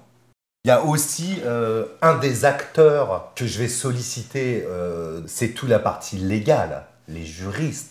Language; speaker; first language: French; native; French